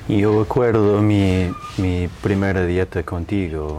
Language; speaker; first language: Spanish; non-native, fluent; English